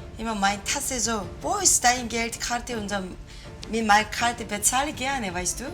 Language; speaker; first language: German; non-native, learner; Korean